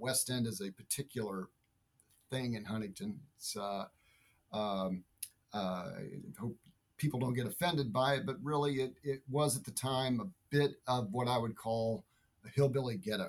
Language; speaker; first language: English; native; English